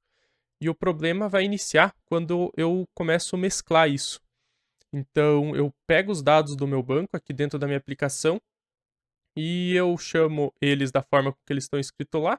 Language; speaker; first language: Portuguese; native; Portuguese